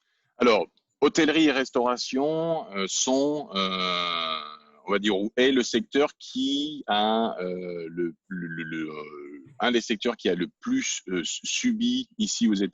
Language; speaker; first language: French; native; French